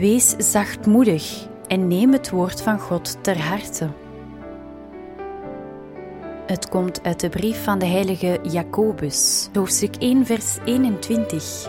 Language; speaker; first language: Dutch; native; Dutch